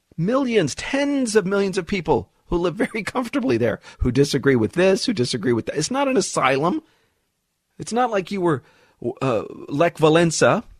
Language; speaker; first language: English; early bilingual, other home language; Arabic